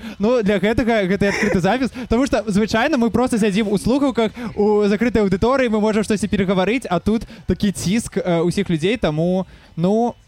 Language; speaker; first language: Belarusian; non-native, local second language; Russian